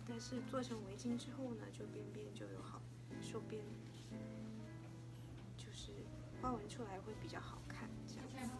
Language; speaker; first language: Chinese; native; Chinese